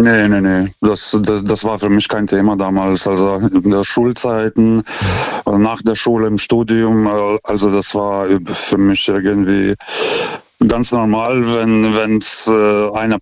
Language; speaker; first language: German; non-native, fluent; Lithuanian